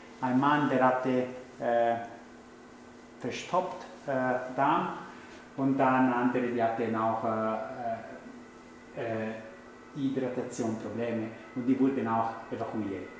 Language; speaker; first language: German; non-native, fluent; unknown